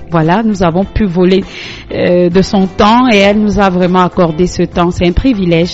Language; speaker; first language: French; non-native, local second language; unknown